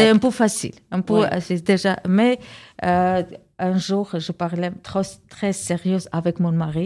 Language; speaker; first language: French; non-native, learner; Armenian